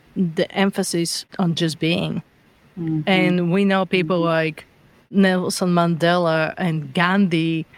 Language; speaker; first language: English; non-native, fluent; Bulgarian